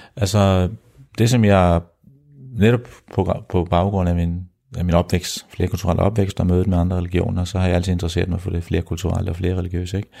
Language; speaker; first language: Danish; early bilingual, heritage; Danish